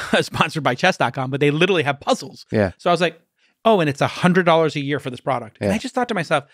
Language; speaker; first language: English; native; English